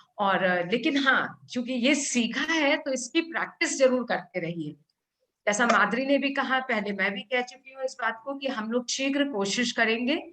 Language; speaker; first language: Hindi; native; Hindi